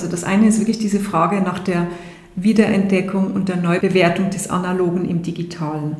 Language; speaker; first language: German; native; German